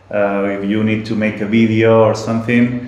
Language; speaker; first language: English; non-native, learner; Spanish